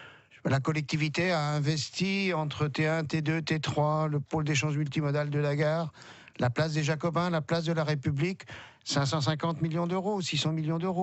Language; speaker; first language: French; native; French